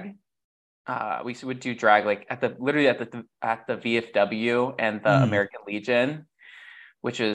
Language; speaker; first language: English; native; English